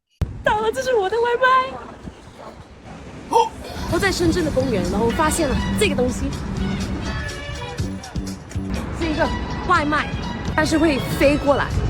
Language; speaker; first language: Chinese; non-native, fluent; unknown